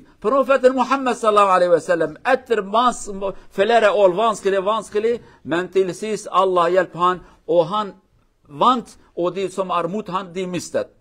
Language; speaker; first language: Norwegian; non-native, learner; Kurdish